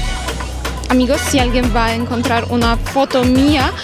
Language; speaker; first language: Spanish; non-native, fluent; Polish